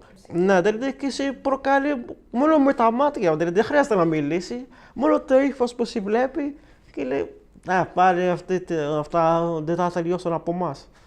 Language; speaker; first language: Greek; non-native, learner; Arabic